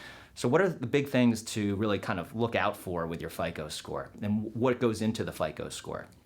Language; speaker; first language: English; native; English